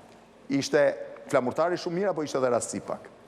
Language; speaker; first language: Albanian; native; Albanian